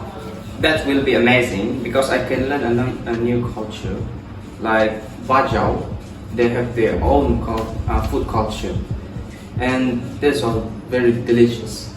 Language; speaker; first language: English; non-native, local second language; Malay